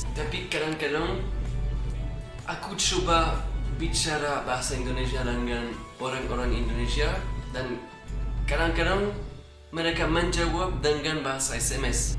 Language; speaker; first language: Indonesian; non-native, learner; French